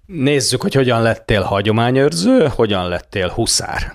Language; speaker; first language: Hungarian; native; Hungarian